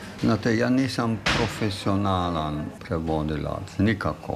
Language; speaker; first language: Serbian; non-native, fluent; German